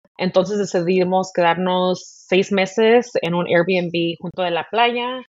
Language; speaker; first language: Spanish; early bilingual, heritage; Spanish